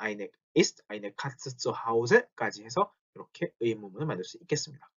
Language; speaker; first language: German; non-native, fluent; Korean